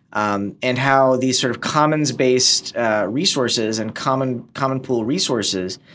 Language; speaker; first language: English; native; English